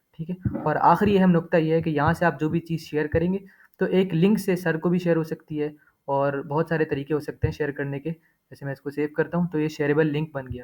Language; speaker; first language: Urdu; native; Urdu